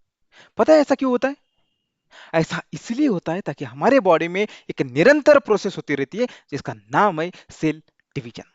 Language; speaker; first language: Hindi; non-native, local second language; Marathi